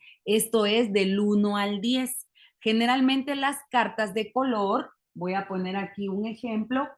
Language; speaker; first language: Spanish; native; Spanish